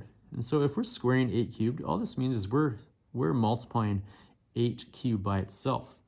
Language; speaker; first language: English; native; English